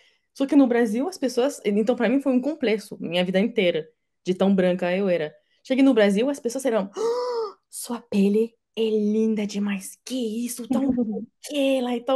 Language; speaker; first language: Portuguese; non-native, fluent; French